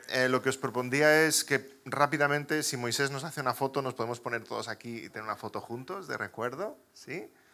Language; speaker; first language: Spanish; native; Spanish